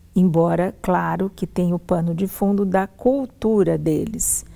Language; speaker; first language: Portuguese; native; Portuguese